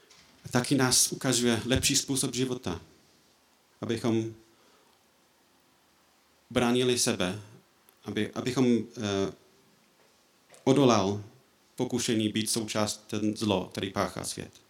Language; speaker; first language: Czech; non-native, fluent; English